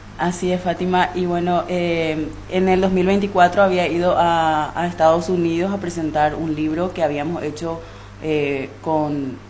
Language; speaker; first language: Spanish; non-native, local second language; Guarani